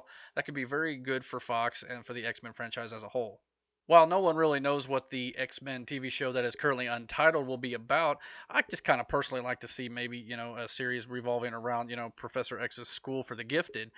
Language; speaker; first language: English; native; English